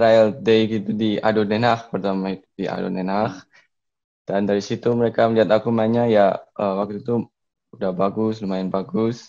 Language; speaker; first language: Indonesian; early bilingual, heritage; Indonesian